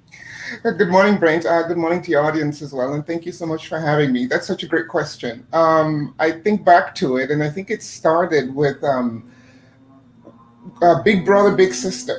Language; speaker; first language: English; non-native, fluent; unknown